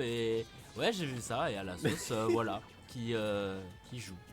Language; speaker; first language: French; native; French